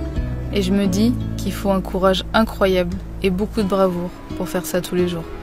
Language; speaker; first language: French; native; French